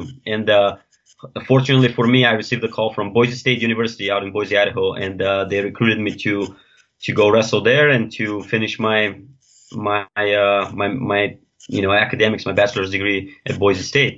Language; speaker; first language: English; non-native, fluent; Bulgarian